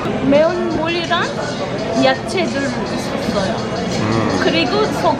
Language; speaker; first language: Korean; non-native, learner; Turkish